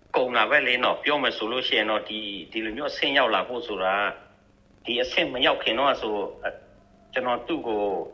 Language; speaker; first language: Burmese; non-native, local second language; Shan